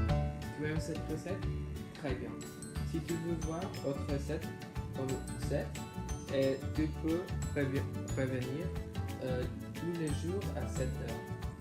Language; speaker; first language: French; non-native, learner; English